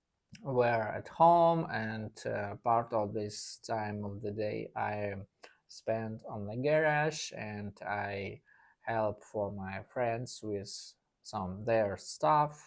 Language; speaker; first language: English; non-native, learner; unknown